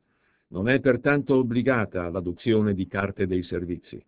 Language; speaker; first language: Italian; native; Italian